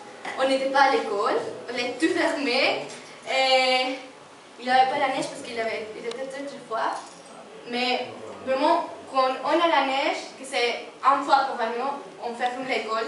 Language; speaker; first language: French; non-native, learner; Spanish